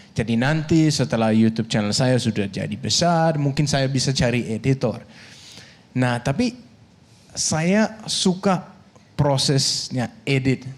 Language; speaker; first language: Indonesian; non-native, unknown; Danish